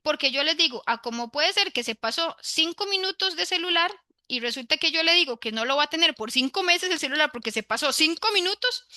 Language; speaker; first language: Spanish; native; Spanish